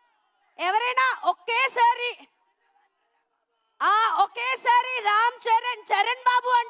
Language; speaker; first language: Telugu; native; Telugu